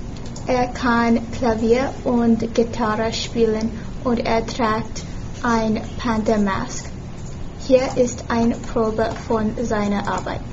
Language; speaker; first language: German; non-native, learner; English